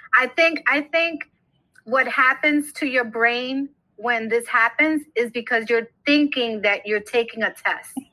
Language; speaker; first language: English; native; English